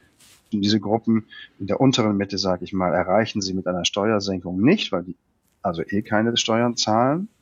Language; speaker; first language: German; native; German